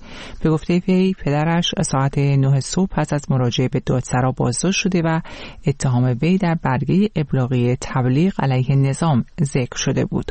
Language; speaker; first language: Persian; native; Persian